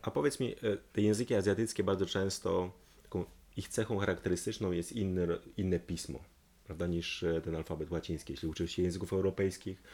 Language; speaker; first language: Polish; native; Polish